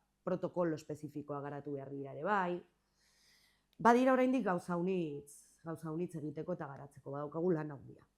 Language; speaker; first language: Basque; native; Basque